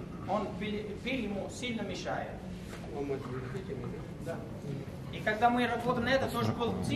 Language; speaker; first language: Russian; non-native, learner; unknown